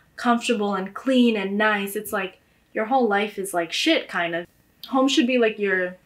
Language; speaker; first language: English; native; English